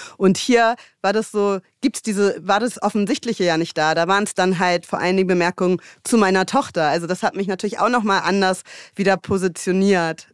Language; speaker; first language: German; native; German